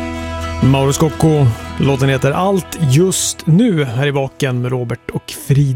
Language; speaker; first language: Swedish; native; Swedish